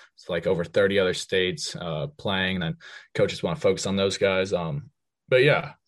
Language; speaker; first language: English; native; English